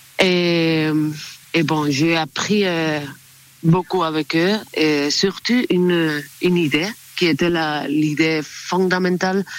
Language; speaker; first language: French; non-native, learner; Spanish